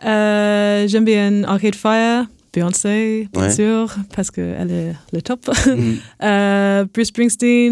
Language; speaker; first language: French; non-native, learner; English